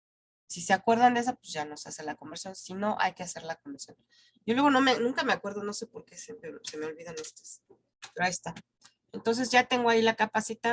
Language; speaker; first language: Spanish; native; Spanish